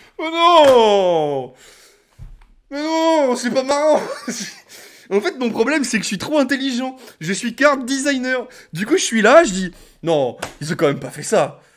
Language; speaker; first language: French; native; French